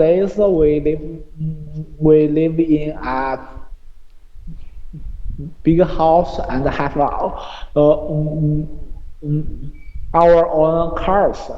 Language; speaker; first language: English; non-native, learner; Chinese